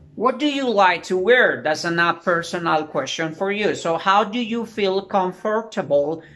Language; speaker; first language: English; non-native, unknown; Spanish